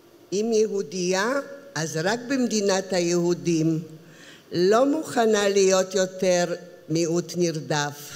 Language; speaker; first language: Hebrew; early bilingual, other home language; Polish